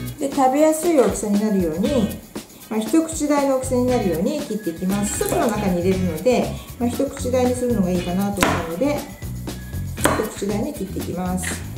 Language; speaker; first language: Japanese; native; Japanese